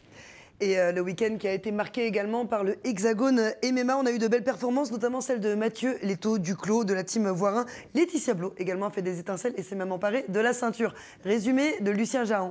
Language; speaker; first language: French; native; French